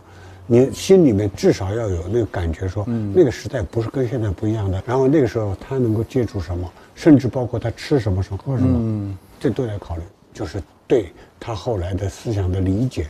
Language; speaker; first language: Chinese; native; Chinese